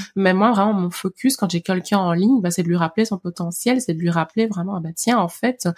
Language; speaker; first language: French; native; French